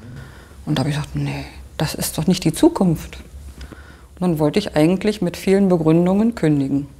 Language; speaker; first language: German; native; German